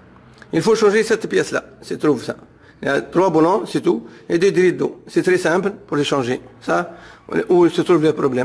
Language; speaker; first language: French; non-native, learner; Arabic